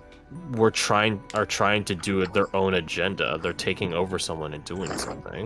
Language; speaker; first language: English; native; English